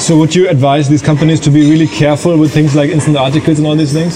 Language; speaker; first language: English; non-native, fluent; German